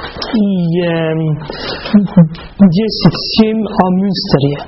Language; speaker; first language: Russian; non-native, fluent; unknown